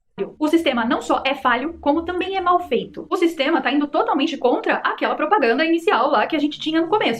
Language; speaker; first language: Portuguese; native; Portuguese